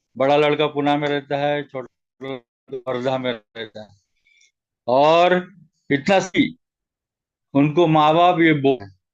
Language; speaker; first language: Hindi; non-native, local second language; Marathi